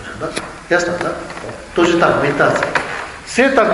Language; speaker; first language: Russian; non-native, learner; Tibetan